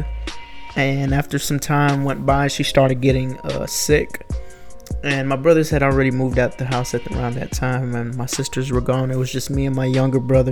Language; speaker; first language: English; native; English